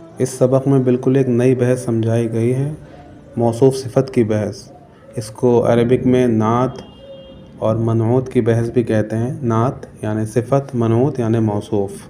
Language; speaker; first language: Urdu; native; Urdu